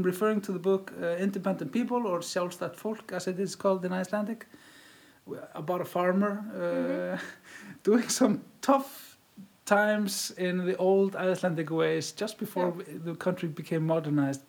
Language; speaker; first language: English; non-native, fluent; Icelandic